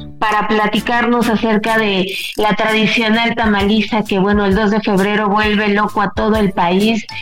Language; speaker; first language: Spanish; native; Spanish